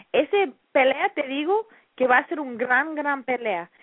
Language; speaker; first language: Spanish; early bilingual, heritage; Spanish